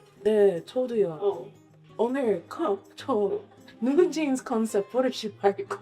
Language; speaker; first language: Korean; non-native, learner; English